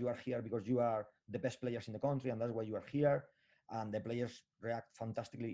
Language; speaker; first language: English; non-native, fluent; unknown